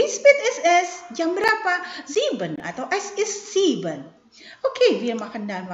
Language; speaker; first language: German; non-native, fluent; Indonesian